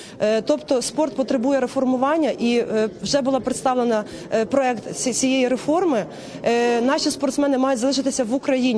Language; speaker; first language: Ukrainian; native; Ukrainian